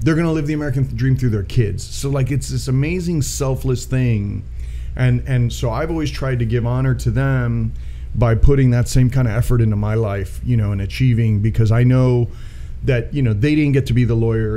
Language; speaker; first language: English; native; English